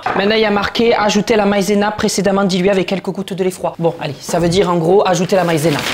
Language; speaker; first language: French; native; French